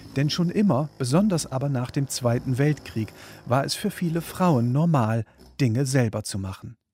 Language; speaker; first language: German; native; German